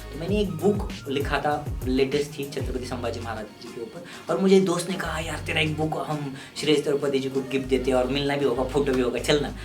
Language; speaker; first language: Hindi; non-native, local second language; Marathi